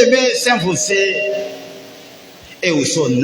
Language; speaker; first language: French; non-native, local second language; Lingala